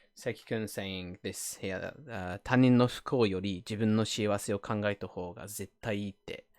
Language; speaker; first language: Japanese; non-native, fluent; English